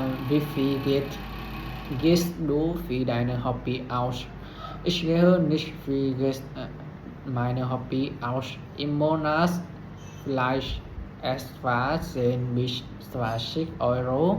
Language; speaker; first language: German; non-native, learner; Vietnamese